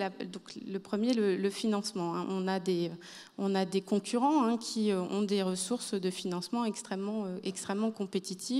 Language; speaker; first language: French; native; French